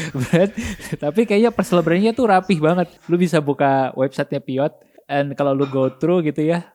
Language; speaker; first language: Indonesian; native; Indonesian